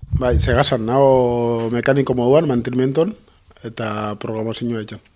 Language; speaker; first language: Basque; non-native, fluent; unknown